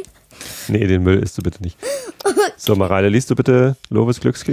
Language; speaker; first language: German; native; German